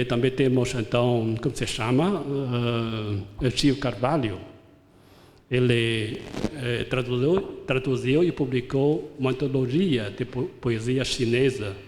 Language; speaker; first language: Portuguese; non-native, fluent; Chinese